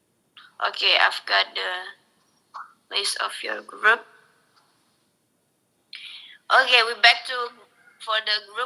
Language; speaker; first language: English; non-native, local second language; Indonesian